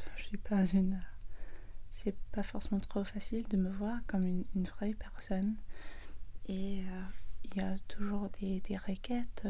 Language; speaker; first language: French; non-native, learner; English